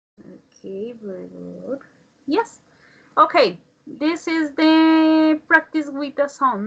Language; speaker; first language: English; non-native, learner; Spanish